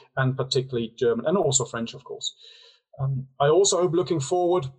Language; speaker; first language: English; non-native, fluent; German